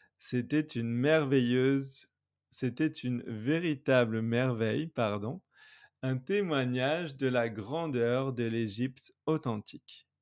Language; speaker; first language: French; native; French